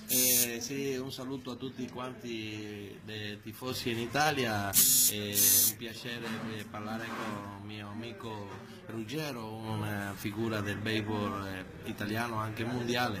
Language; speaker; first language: Italian; non-native, fluent; Spanish